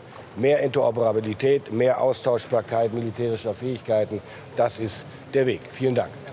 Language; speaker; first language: German; native; German